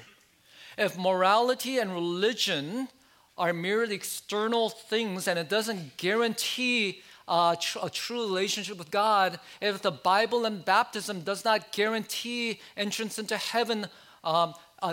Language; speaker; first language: English; native; English